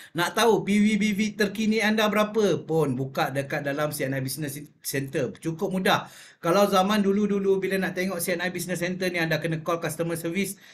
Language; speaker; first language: Malay; native; Malay